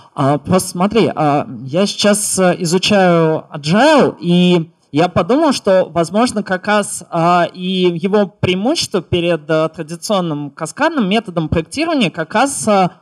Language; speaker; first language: Russian; native; Russian